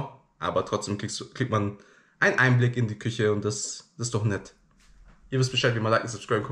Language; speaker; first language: German; early bilingual, other home language; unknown